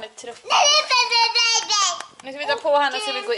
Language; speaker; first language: Swedish; native; Swedish